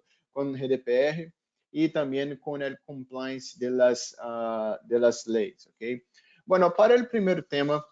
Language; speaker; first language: Spanish; non-native, fluent; Portuguese